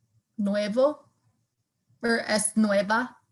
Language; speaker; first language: Spanish; non-native, learner; English